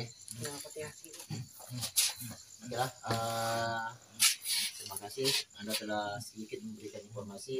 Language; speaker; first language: Indonesian; native; Indonesian